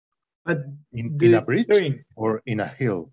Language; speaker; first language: English; non-native, learner; Spanish